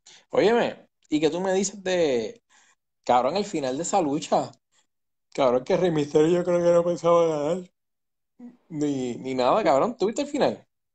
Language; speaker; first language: Spanish; native; Spanish